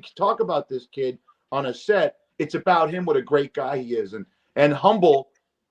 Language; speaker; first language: English; native; English